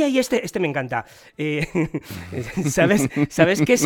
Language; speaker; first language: Spanish; native; Spanish